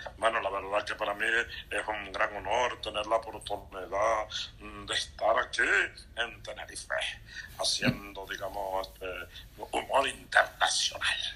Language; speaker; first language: Spanish; native; Spanish